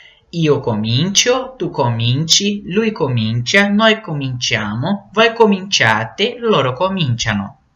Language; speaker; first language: Italian; non-native, fluent; Portuguese